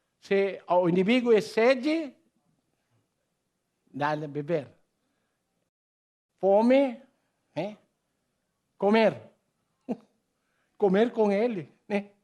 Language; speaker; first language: Portuguese; non-native, learner; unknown